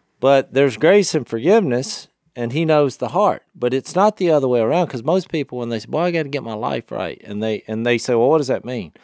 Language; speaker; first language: English; native; English